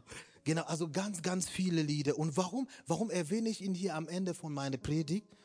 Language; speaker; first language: German; non-native, fluent; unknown